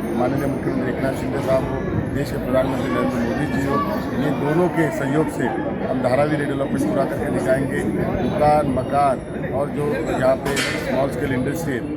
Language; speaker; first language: Hindi; non-native, local second language; Marathi